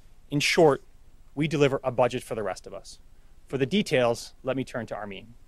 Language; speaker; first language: English; native; English